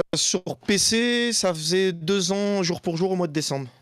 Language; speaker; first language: French; native; French